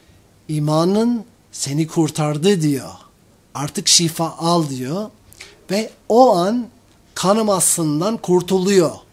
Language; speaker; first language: Turkish; non-native, fluent; English